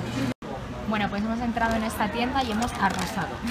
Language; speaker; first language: Spanish; native; Spanish